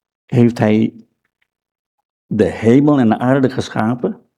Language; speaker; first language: Dutch; non-native, fluent; Indonesian